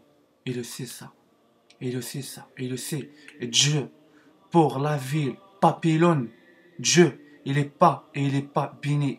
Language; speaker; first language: French; non-native, learner; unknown